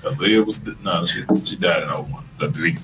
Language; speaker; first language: English; native; English